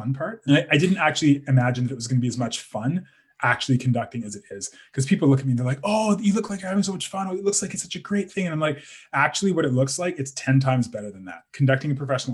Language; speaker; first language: English; native; English